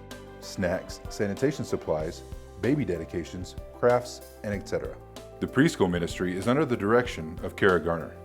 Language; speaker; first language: English; native; English